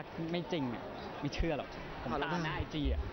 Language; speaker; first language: Thai; native; Thai